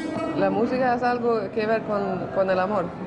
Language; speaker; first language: Spanish; non-native, fluent; Swedish